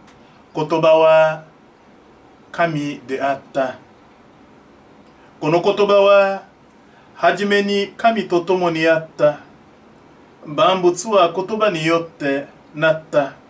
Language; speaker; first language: Japanese; non-native, fluent; French